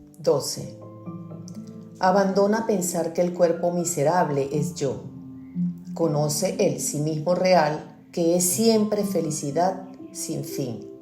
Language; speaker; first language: Spanish; native; Spanish